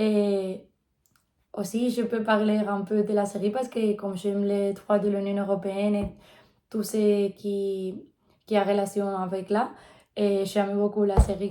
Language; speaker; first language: French; non-native, learner; Spanish